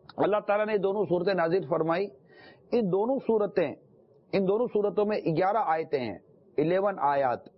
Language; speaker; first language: Urdu; non-native, local second language; Memoni